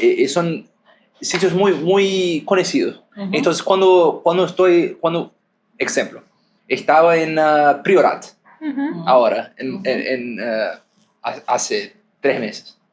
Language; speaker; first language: Spanish; non-native, fluent; Portuguese